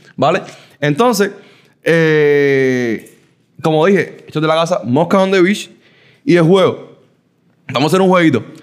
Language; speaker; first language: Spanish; early bilingual, heritage; Spanish